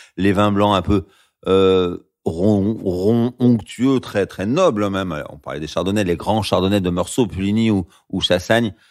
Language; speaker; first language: French; native; French